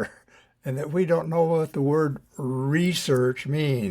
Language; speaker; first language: English; native; English